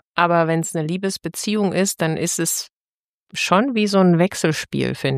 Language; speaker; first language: German; native; German